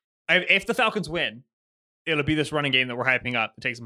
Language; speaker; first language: English; native; English